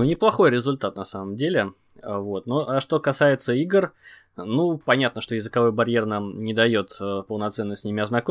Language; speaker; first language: Russian; native; Russian